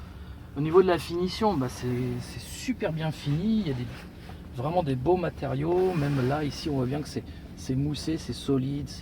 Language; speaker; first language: French; native; French